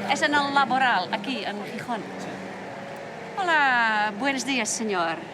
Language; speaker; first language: Spanish; non-native, learner; Western Frisian